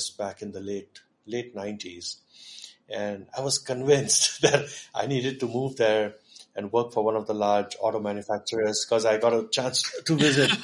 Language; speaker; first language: English; non-native, local second language; Marathi